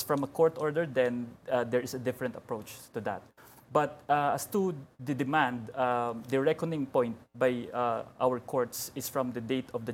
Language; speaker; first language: English; non-native, local second language; Hiligaynon